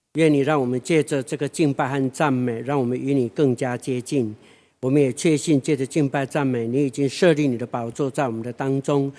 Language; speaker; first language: Chinese; non-native, local second language; Hakka Chinese